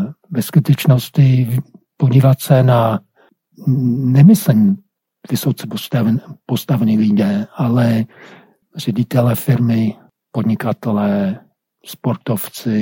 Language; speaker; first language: Czech; non-native, fluent; English